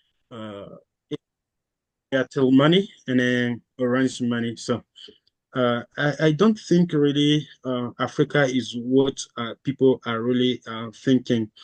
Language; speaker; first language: English; non-native, fluent; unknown